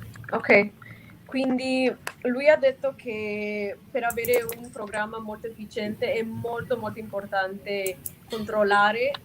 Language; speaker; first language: Italian; non-native, fluent; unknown